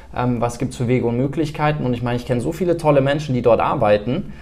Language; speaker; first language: German; native; German